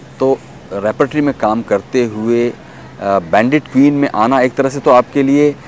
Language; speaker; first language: Hindi; native; Hindi